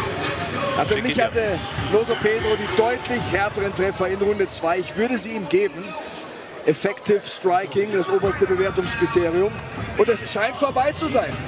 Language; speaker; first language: German; native; German